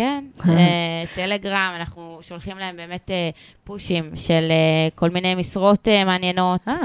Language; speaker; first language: Hebrew; native; Hebrew